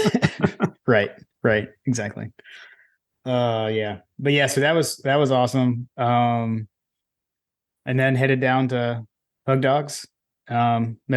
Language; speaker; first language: English; native; English